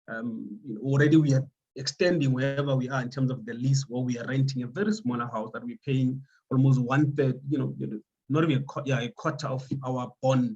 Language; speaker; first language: English; non-native, local second language; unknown